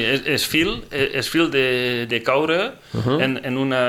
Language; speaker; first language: Catalan; non-native, fluent; Dutch